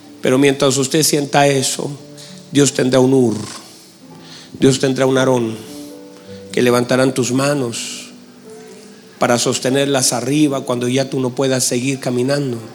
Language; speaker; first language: Spanish; native; Spanish